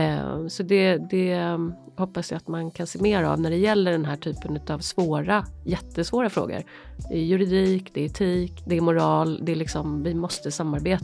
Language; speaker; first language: Swedish; native; Swedish